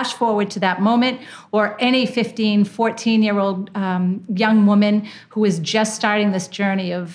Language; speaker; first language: English; native; English